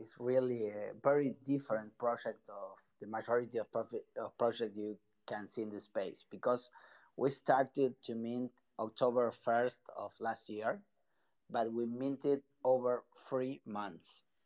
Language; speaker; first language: English; non-native, fluent; Spanish